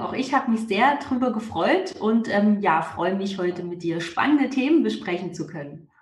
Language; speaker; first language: German; native; German